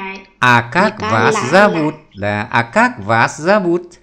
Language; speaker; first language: Russian; non-native, fluent; Vietnamese